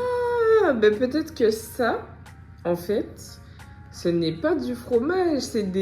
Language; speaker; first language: French; native; French